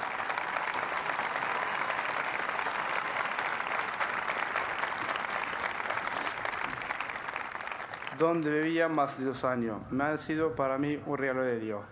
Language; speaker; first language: Spanish; non-native, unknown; Arabic